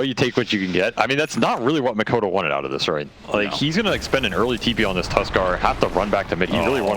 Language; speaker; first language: English; native; English